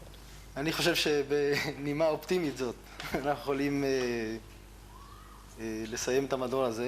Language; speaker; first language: Hebrew; native; Hebrew